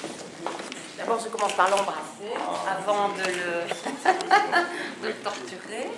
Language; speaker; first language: French; native; French